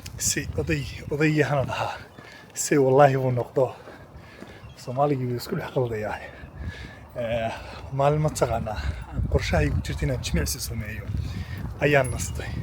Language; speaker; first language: Somali; early bilingual, heritage; Somali